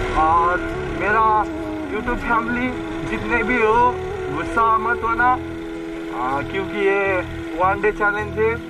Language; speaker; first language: Hindi; non-native, learner; Nepali